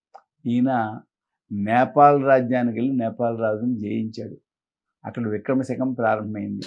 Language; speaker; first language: Telugu; native; Telugu